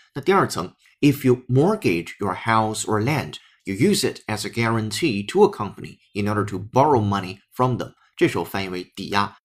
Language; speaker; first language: English; non-native, fluent; Chinese